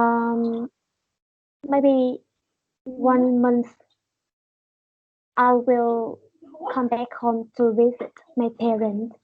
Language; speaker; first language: English; non-native, learner; Vietnamese